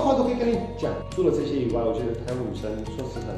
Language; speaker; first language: Chinese; early bilingual, heritage; Portuguese